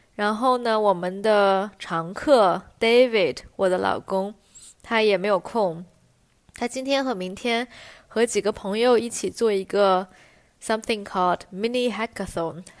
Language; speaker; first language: Chinese; native; Chinese